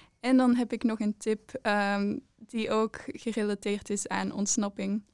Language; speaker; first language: Dutch; native; Dutch